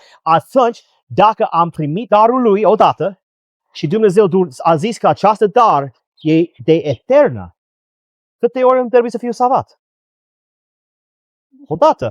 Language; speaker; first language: Romanian; non-native, learner; English